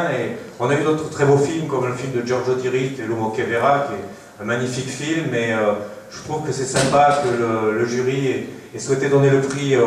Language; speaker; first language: French; native; French